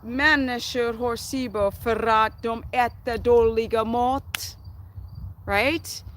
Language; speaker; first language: Swedish; non-native, learner; English